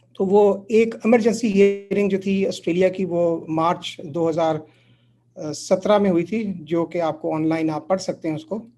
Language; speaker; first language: Urdu; native; Urdu